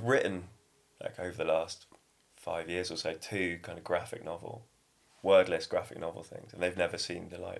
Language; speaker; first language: English; native; English